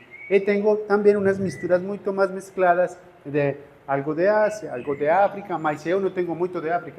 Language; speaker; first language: Portuguese; non-native, fluent; Spanish